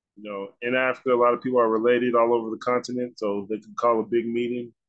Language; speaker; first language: English; native; English